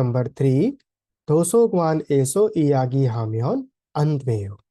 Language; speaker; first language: Korean; non-native, fluent; Hindi